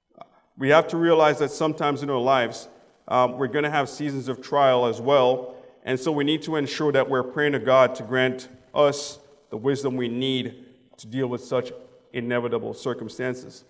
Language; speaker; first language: English; native; English